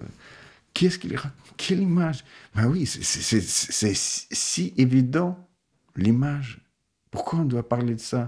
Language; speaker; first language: French; non-native, fluent; Russian